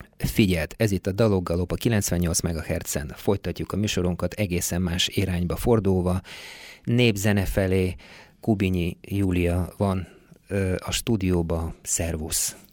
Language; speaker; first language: Hungarian; native; Hungarian